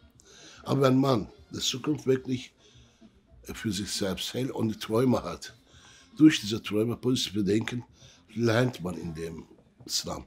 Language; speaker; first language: German; early bilingual, other home language; Turkish